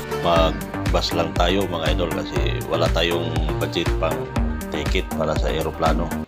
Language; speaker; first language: Filipino; non-native, local second language; Waray